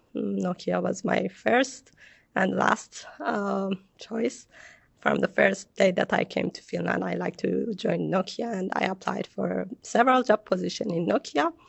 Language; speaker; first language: English; non-native, fluent; Persian